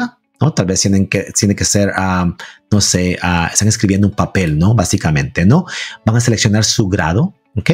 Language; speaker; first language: Spanish; early bilingual, heritage; Spanish